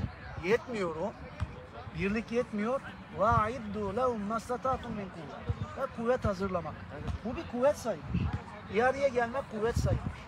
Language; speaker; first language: Turkish; native; Turkish